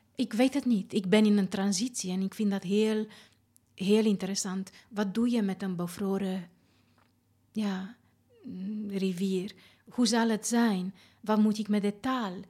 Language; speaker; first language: Dutch; non-native, fluent; Romanian